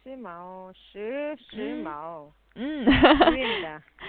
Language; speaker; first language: Chinese; non-native, learner; Korean